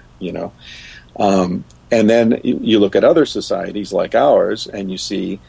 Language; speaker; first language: English; native; English